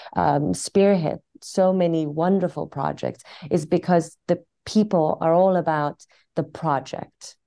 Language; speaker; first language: English; non-native, fluent; Persian